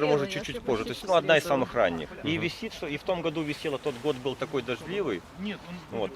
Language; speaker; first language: Russian; native; Russian